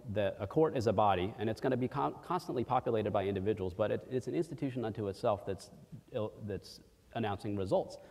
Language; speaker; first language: English; early bilingual, other home language; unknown